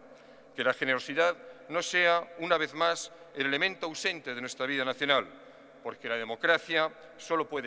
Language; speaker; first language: Spanish; native; Spanish